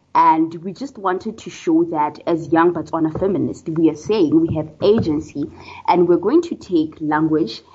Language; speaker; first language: English; non-native, local second language; Tswana